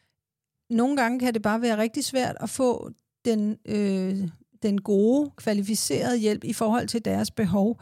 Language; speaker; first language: Danish; native; Danish